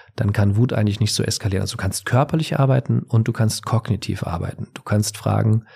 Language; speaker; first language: German; native; German